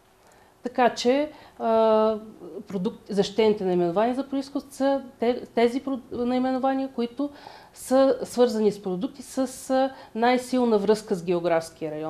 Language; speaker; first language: Bulgarian; native; Bulgarian